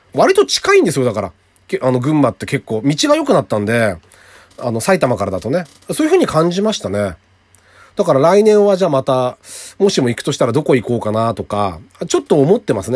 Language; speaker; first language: Japanese; native; Japanese